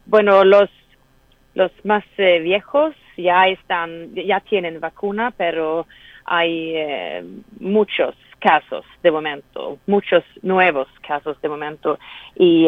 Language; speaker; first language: Spanish; non-native, fluent; Swedish